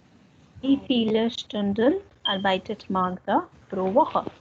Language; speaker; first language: German; non-native, learner; Hindi